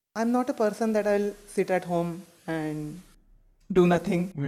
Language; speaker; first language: English; non-native, local second language; Marathi